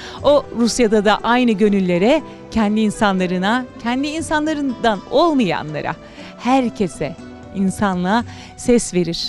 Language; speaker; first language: Turkish; native; Turkish